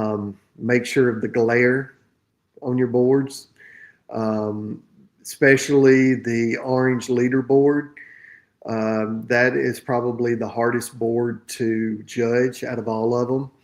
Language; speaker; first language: English; native; English